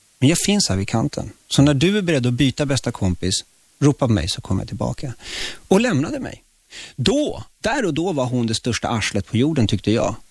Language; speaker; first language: Swedish; early bilingual, other home language; Spanish